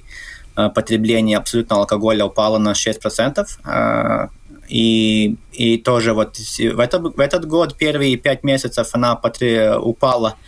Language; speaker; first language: Russian; non-native, local second language; Latvian